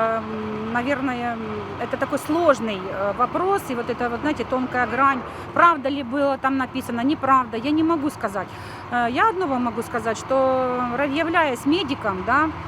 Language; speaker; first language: Russian; native; Russian